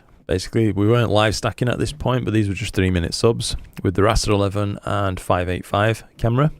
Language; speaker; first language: English; native; English